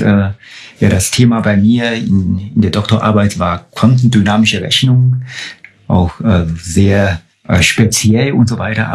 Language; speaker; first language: German; non-native, fluent; Chinese